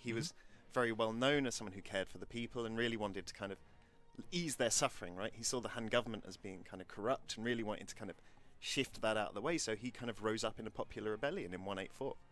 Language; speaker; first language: English; native; English